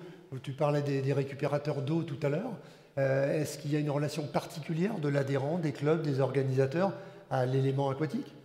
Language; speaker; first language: French; native; French